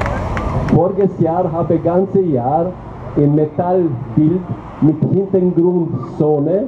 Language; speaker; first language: German; non-native, learner; Albanian